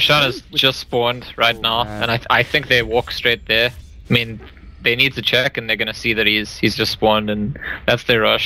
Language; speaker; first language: English; native; English